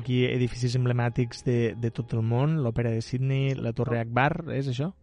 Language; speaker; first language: Catalan; native; Catalan